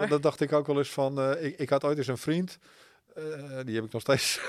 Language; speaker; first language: Dutch; native; Dutch